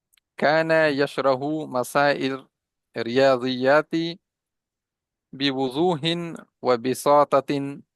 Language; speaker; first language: Arabic; non-native, learner; Urdu